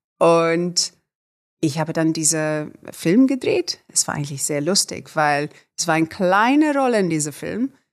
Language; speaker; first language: German; non-native, fluent; Afrikaans